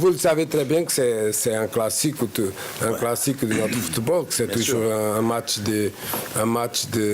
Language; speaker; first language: French; non-native, fluent; Portuguese